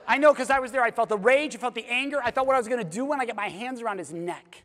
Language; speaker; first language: English; native; English